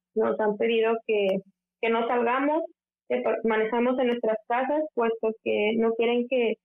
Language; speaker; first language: Spanish; native; Spanish